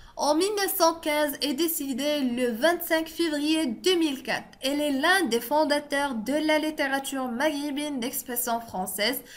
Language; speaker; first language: French; non-native, local second language; Arabic